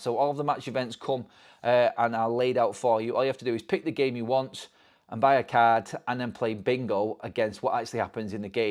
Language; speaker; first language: English; native; English